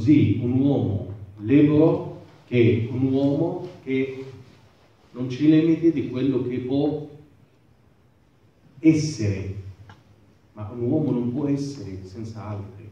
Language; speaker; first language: Italian; non-native, fluent; Arabic